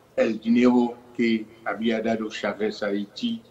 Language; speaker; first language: Spanish; non-native, fluent; Haitian Creole